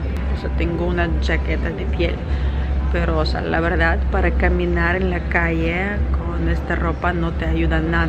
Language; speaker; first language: Spanish; non-native, learner; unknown